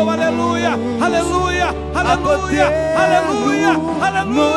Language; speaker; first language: Portuguese; native; Portuguese